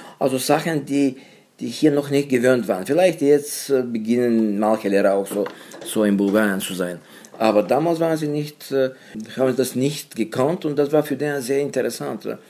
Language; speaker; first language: German; non-native, fluent; Bulgarian